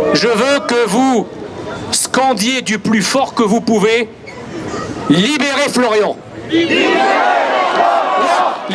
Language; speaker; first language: French; early bilingual, other home language; Arabic